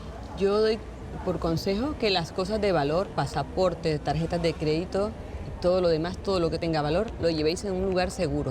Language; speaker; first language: Spanish; native; Spanish